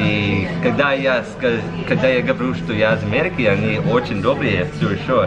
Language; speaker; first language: Russian; non-native, learner; English